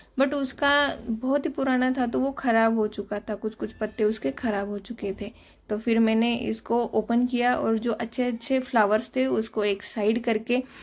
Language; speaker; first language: Hindi; non-native, local second language; Marathi